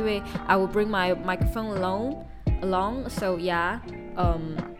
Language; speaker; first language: English; non-native, local second language; Chinese